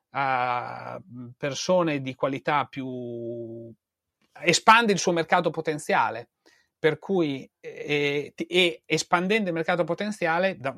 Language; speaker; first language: Italian; native; Italian